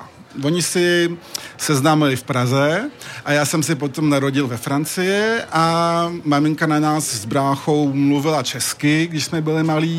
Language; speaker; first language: Czech; early bilingual, heritage; French